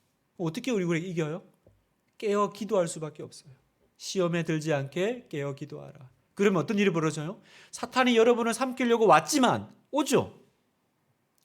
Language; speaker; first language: Korean; native; Korean